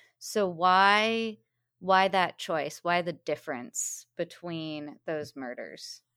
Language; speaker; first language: English; native; English